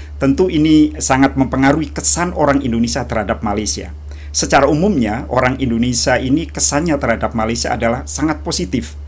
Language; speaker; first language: Indonesian; native; Indonesian